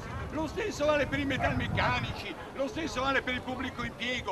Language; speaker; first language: Italian; native; Italian